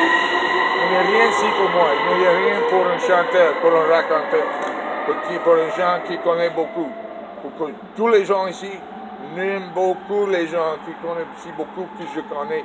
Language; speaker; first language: French; non-native, learner; English